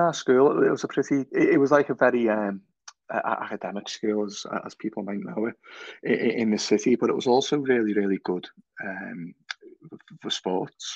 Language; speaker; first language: English; native; English